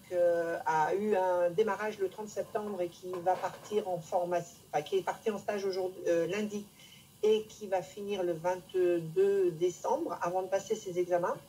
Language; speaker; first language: French; native; French